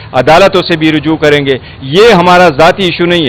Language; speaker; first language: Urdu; non-native, local second language; Pashto